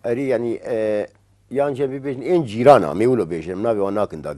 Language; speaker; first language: Kurdish; native; Kurdish